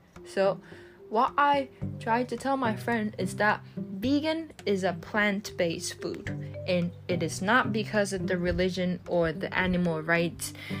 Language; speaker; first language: English; non-native, fluent; Japanese